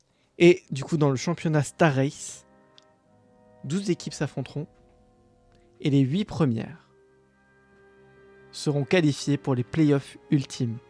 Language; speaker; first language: French; native; French